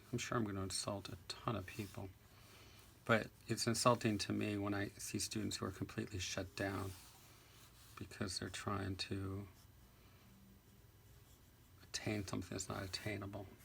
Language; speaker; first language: English; native; English